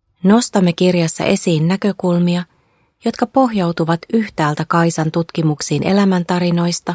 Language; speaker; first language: Finnish; native; Finnish